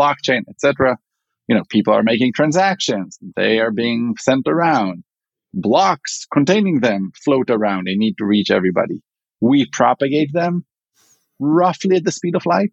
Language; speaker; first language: English; non-native, fluent; Hebrew